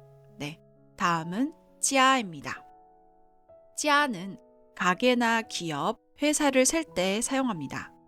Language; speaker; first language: Korean; non-native, fluent; Chinese